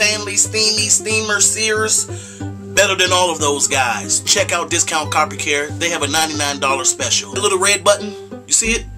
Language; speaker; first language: English; native; English